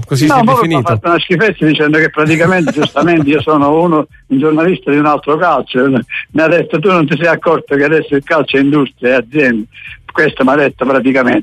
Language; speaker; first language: Italian; native; Italian